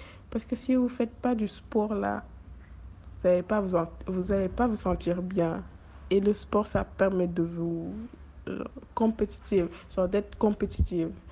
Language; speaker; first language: French; non-native, local second language; Wolof